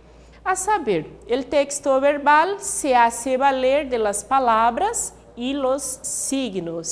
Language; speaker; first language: Spanish; non-native, learner; Portuguese